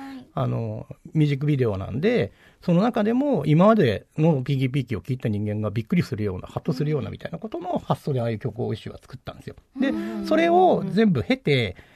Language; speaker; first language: Japanese; native; Japanese